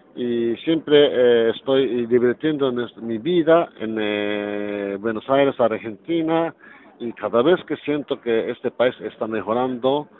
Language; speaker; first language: Spanish; non-native, learner; Japanese